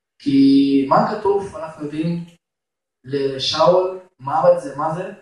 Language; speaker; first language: Hebrew; non-native, fluent; Russian